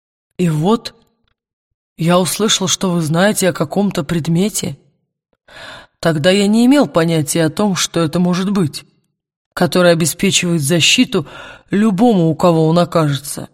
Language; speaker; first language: Russian; native; Russian